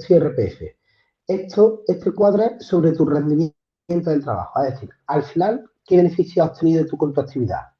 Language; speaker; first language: Spanish; native; Spanish